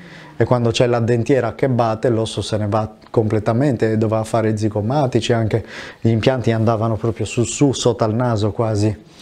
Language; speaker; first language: Italian; native; Italian